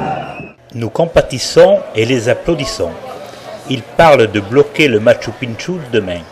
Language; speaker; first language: French; native; French